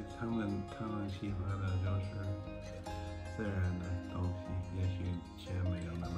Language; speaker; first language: Chinese; non-native, learner; English